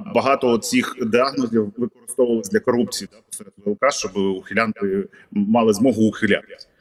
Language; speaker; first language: Ukrainian; native; Ukrainian